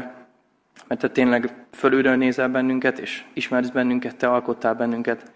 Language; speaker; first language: Hungarian; native; Hungarian